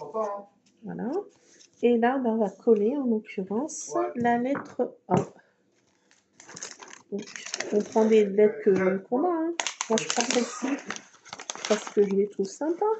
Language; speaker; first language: French; native; French